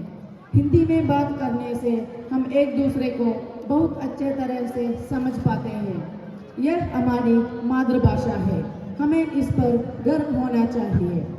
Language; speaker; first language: Hindi; non-native, local second language; Malayalam